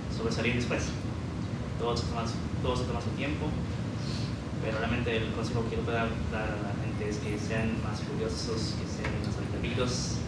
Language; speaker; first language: Spanish; early bilingual, heritage; Spanish